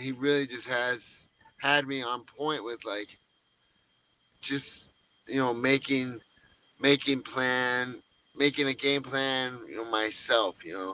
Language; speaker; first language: English; native; English